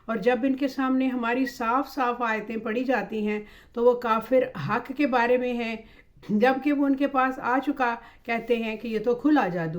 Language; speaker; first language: Urdu; native; Urdu